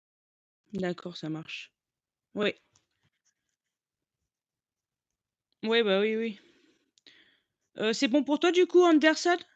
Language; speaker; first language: French; native; French